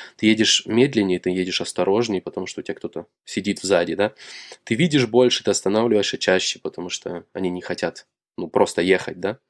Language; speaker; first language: Russian; native; Russian